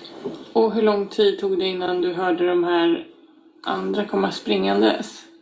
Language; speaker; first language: Swedish; native; Swedish